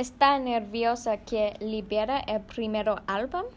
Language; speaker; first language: Spanish; non-native, learner; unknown